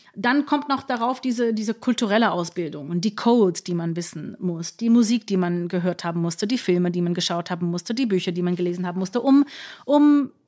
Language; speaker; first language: German; non-native, fluent; English